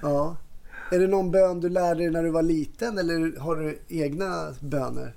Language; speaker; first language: Swedish; native; Swedish